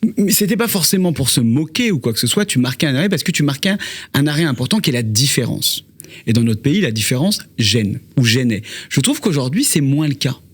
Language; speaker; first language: French; native; French